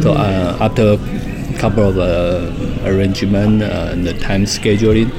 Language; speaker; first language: English; non-native, fluent; Chinese